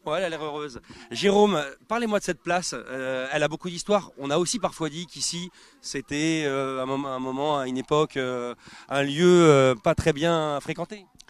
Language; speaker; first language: French; native; French